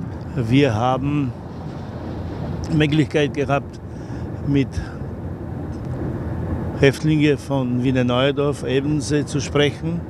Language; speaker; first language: German; non-native, fluent; Polish